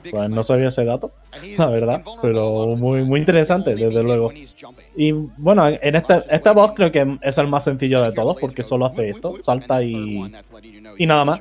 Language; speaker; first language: Spanish; native; Spanish